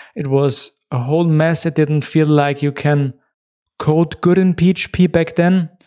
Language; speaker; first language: English; non-native, fluent; German